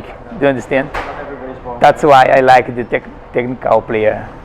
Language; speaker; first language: English; non-native, learner; Portuguese